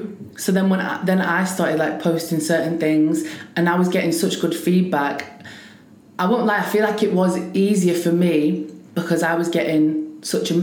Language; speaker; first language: English; native; English